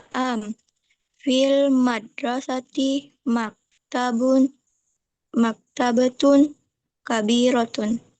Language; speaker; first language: Arabic; non-native, learner; Indonesian